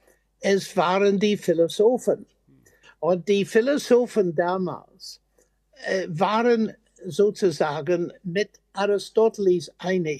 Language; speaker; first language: German; non-native, fluent; English